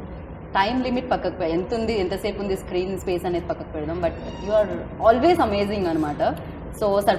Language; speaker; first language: Telugu; native; Telugu